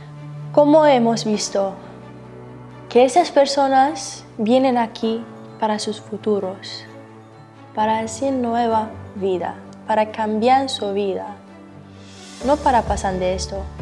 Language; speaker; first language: Spanish; non-native, learner; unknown